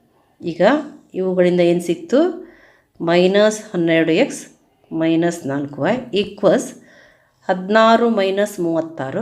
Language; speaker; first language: Kannada; native; Kannada